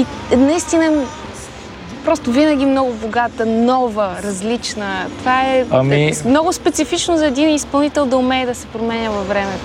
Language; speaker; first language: Bulgarian; native; Bulgarian